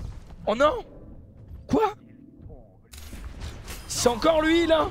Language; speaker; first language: French; native; French